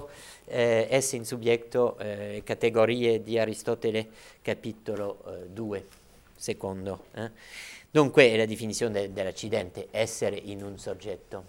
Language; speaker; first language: Italian; non-native, fluent; French